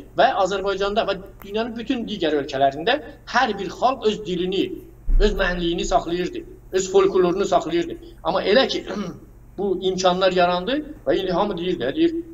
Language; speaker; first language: Azerbaijani; non-native, local second language; Talysh